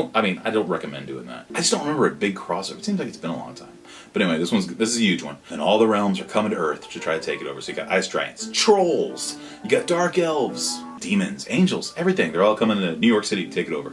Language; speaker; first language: English; native; English